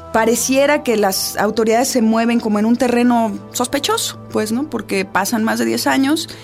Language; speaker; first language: Spanish; native; Spanish